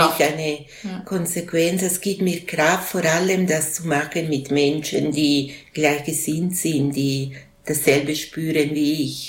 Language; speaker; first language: German; non-native, local second language; Italian